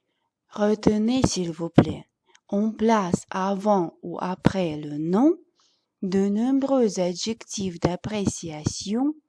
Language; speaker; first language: French; non-native, fluent; Russian